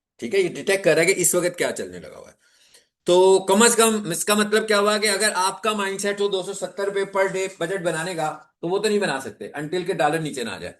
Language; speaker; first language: Urdu; non-native, local second language; Punjabi